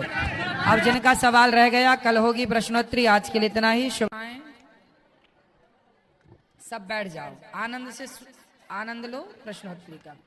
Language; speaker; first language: Hindi; native; Hindi